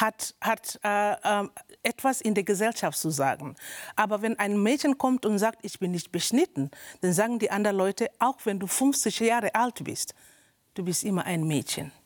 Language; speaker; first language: German; non-native, learner; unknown